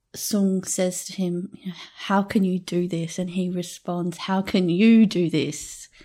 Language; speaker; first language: English; native; English